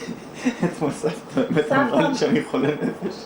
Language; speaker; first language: Hebrew; native; Hebrew